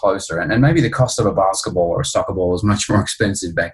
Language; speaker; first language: English; native; English